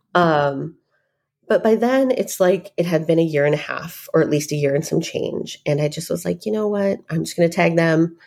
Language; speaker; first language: English; native; English